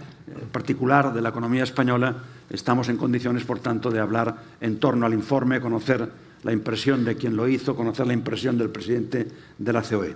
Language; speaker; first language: Spanish; native; Spanish